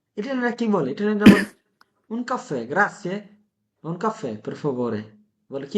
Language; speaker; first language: Italian; non-native, fluent; Bangla